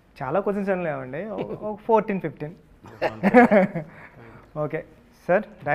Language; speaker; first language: Telugu; native; Telugu